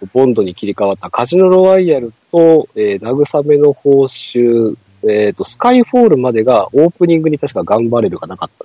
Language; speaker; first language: Japanese; native; Japanese